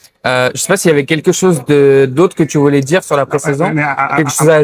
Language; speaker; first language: French; native; French